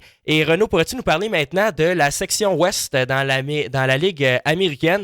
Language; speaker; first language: French; native; French